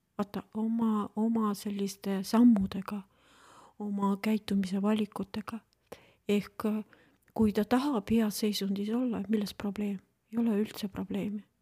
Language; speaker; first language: Estonian; non-native, local second language; Russian